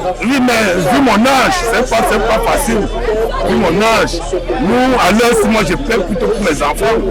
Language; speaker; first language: French; non-native, local second language; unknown